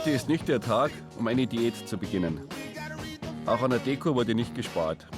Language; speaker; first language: German; native; German